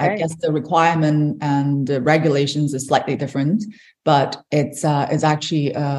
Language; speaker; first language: English; non-native, local second language; Cantonese